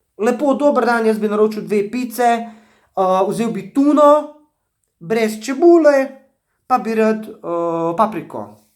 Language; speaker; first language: Slovenian; early bilingual, other home language; Bosnian